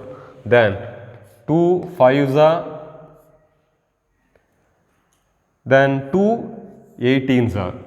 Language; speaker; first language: English; non-native, local second language; Kannada